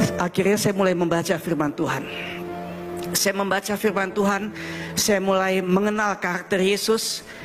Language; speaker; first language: Indonesian; early bilingual, heritage; German